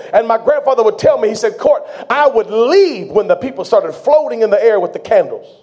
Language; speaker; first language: English; native; English